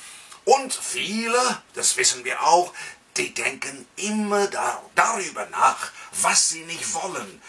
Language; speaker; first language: German; non-native, fluent; English